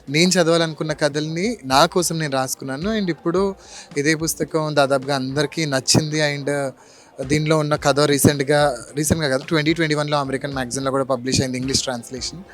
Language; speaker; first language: Telugu; non-native, local second language; Lambadi